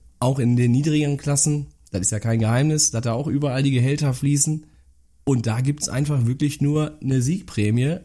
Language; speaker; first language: German; native; German